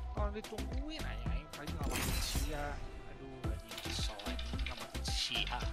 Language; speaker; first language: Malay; non-native, local second language; Sundanese